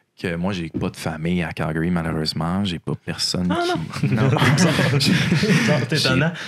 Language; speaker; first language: French; native; French